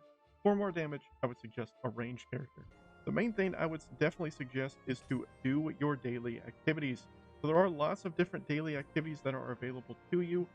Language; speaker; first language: English; native; English